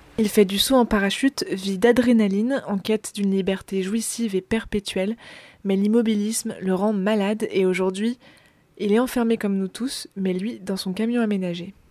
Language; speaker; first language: French; native; French